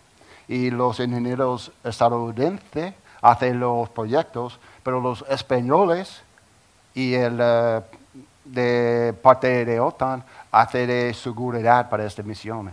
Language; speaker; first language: Spanish; non-native, learner; English